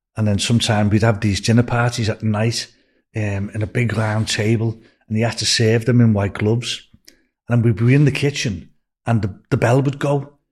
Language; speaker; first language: English; native; English